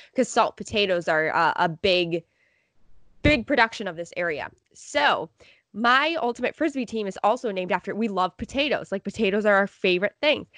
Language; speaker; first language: English; native; English